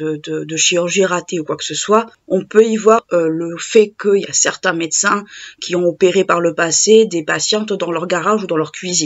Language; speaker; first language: French; native; French